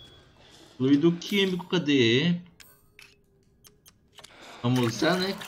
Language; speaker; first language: Portuguese; native; Portuguese